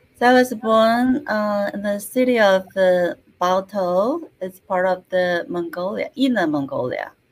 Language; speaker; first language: English; non-native, fluent; Chinese